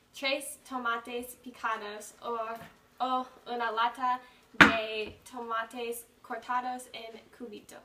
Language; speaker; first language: Spanish; non-native, learner; English